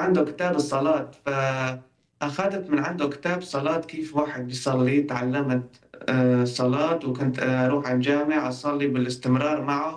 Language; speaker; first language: Arabic; non-native, local second language; Kurdish